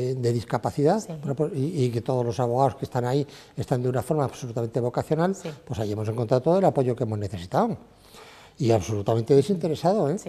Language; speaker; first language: Spanish; native; Spanish